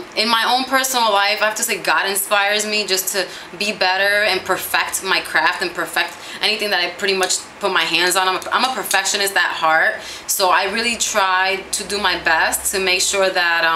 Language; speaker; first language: English; early bilingual, other home language; Spanish